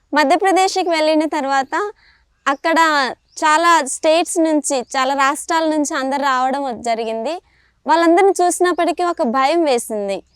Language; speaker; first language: Telugu; native; Telugu